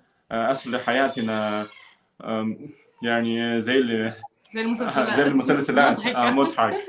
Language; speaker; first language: Arabic; non-native, learner; Chinese